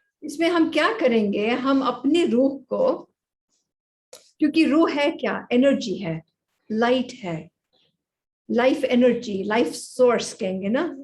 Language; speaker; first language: Hindi; native; Hindi